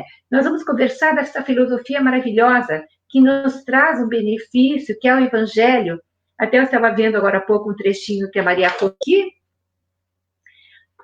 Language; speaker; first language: Portuguese; native; Portuguese